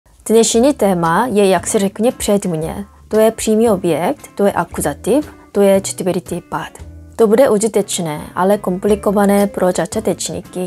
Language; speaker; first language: Czech; non-native, fluent; Korean